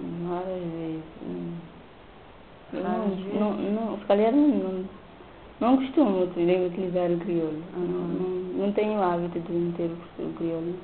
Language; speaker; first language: Portuguese; non-native, local second language; Kabuverdianu